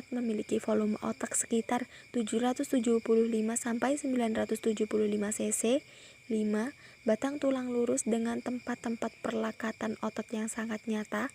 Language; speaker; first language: Indonesian; native; Indonesian